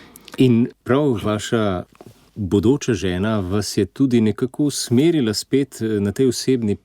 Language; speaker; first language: Slovenian; native; Slovenian